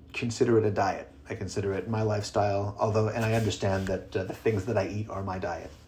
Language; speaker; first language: English; native; English